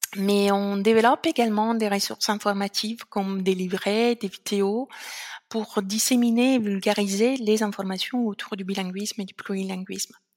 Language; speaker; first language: French; non-native, fluent; Italian